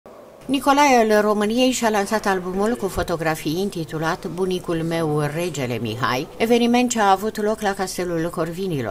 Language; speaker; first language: Romanian; native; Romanian